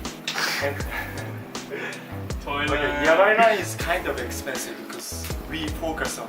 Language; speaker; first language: English; non-native, learner; Japanese